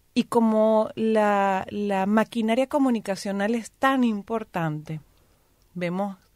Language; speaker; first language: Spanish; native; Spanish